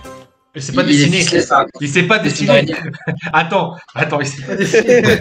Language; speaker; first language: French; native; French